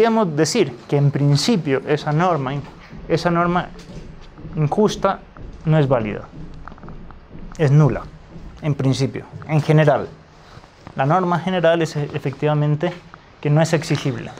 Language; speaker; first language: Spanish; native; Spanish